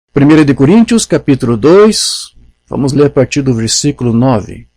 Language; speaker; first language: Portuguese; native; Portuguese